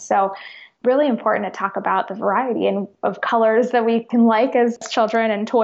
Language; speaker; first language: English; native; English